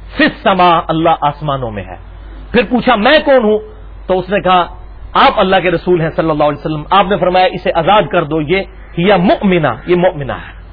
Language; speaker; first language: Urdu; non-native, local second language; Punjabi